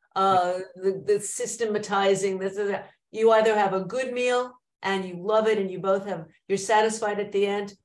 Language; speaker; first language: English; native; English